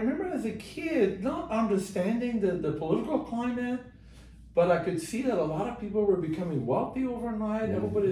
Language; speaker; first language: English; non-native, fluent; Persian